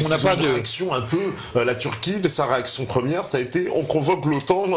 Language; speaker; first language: French; native; French